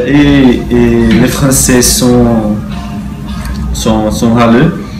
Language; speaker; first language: French; non-native, learner; Portuguese